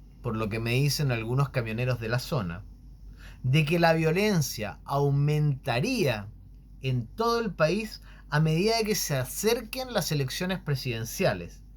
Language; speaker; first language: Spanish; native; Spanish